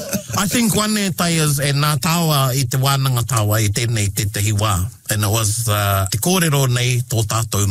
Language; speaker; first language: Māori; non-native, local second language; English